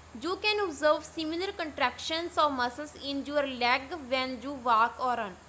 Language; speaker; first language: English; non-native, local second language; Punjabi